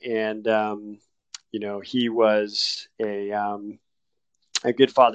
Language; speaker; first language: English; native; English